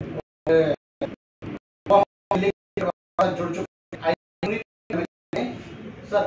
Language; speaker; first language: Hindi; native; Hindi